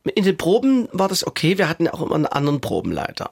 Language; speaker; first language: German; native; German